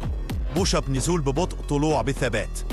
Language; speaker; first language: Arabic; native; Arabic